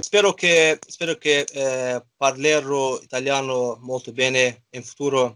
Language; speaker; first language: Italian; non-native, learner; Azerbaijani